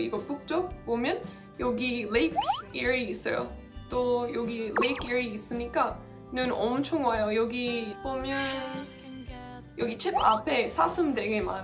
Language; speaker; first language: Korean; non-native, fluent; English